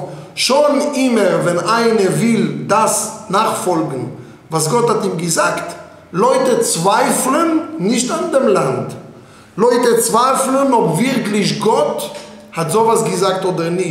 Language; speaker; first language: German; non-native, fluent; Hebrew